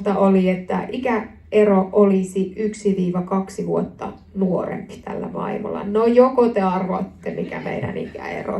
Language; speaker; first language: Finnish; native; Finnish